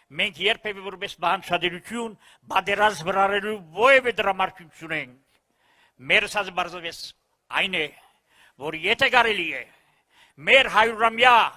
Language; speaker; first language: Armenian; early bilingual, heritage; Armenian